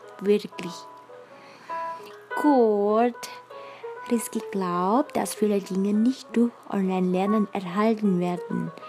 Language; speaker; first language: German; non-native, fluent; Indonesian